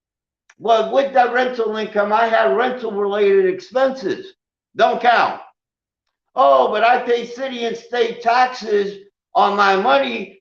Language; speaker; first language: English; native; English